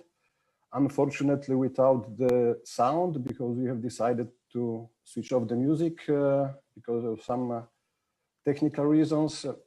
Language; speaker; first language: English; non-native, fluent; Polish